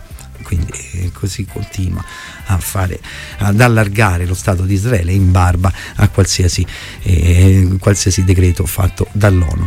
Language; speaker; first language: Italian; native; Italian